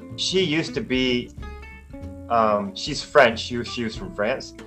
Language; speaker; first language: English; native; English